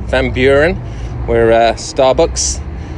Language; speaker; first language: English; native; English